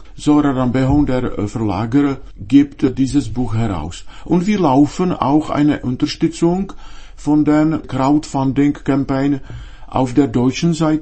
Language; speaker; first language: German; non-native, fluent; Czech